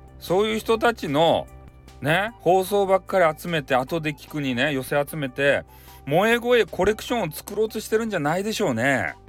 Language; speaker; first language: Japanese; native; Japanese